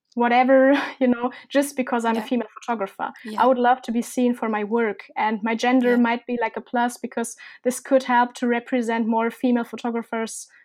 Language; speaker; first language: English; non-native, fluent; German